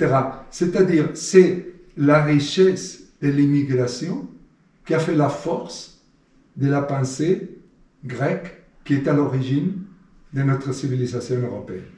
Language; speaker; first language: French; non-native, fluent; Spanish